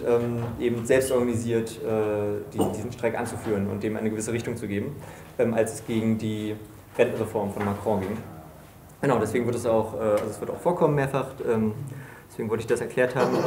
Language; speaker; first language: German; native; German